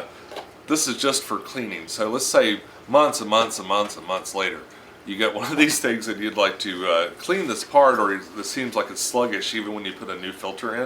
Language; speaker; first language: English; native; English